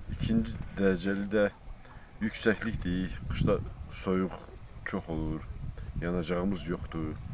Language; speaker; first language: Azerbaijani; non-native, local second language; Lezghian